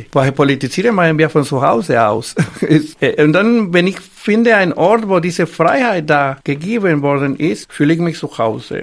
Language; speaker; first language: German; non-native, fluent; Spanish